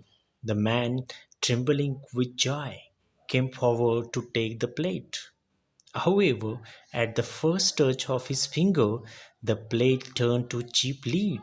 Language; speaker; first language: English; non-native, local second language; Marathi